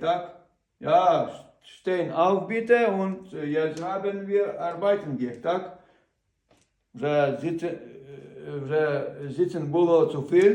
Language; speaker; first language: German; non-native, learner; Ukrainian